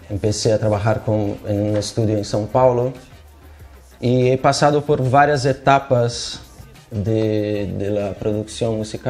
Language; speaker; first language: Spanish; non-native, fluent; Portuguese